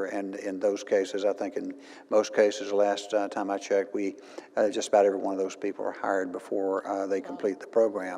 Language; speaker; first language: English; native; English